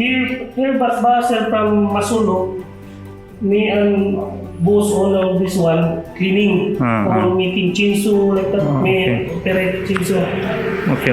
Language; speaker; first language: English; non-native, learner; Cebuano